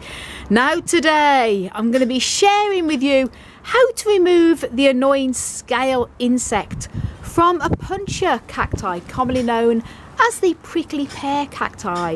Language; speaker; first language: English; native; English